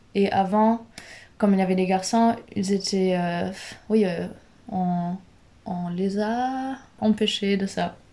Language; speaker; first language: French; non-native, fluent; German